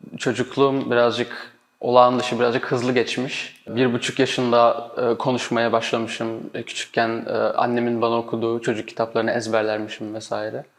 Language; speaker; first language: Turkish; native; Turkish